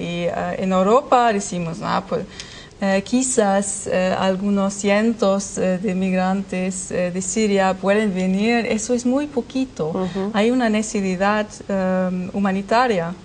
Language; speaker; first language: Spanish; non-native, fluent; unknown